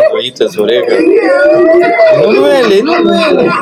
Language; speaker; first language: Spanish; native; Spanish